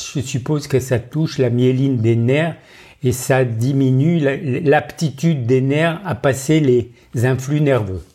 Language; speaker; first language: French; native; French